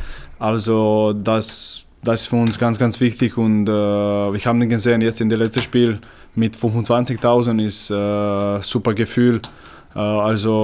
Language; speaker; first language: German; non-native, learner; Croatian